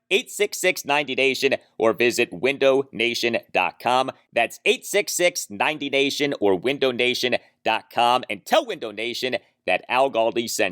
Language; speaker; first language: English; native; English